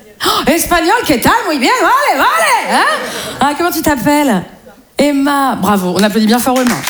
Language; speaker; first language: French; native; French